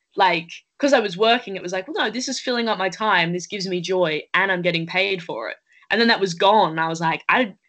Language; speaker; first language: English; native; English